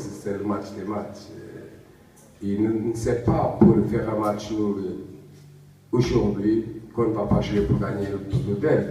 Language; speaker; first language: French; non-native, learner; Portuguese